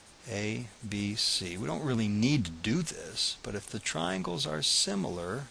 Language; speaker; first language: English; native; English